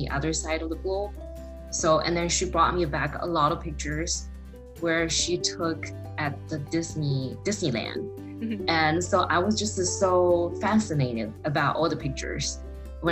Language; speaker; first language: English; non-native, fluent; Chinese